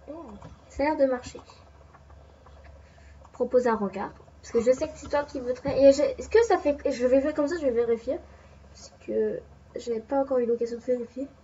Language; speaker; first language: French; native; French